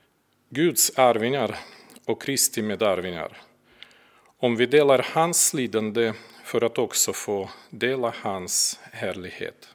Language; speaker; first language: Swedish; non-native, fluent; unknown